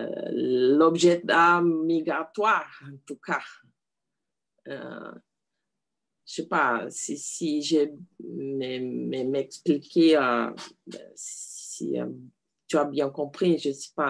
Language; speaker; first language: French; non-native, learner; Portuguese